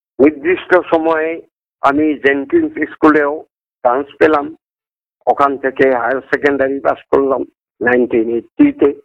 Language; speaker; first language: Bangla; non-native, local second language; Assamese